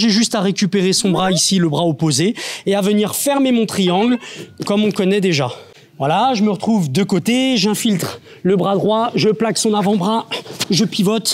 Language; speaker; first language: French; native; French